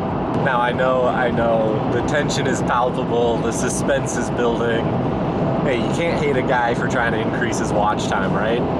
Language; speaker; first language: English; native; English